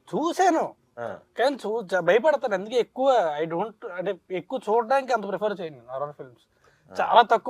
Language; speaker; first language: Telugu; native; Telugu